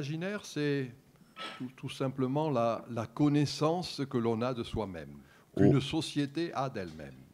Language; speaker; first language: French; native; French